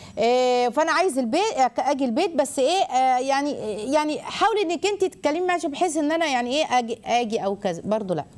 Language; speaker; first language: Arabic; native; Arabic